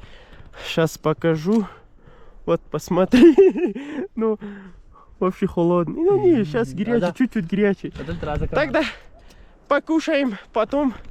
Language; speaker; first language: Russian; non-native, learner; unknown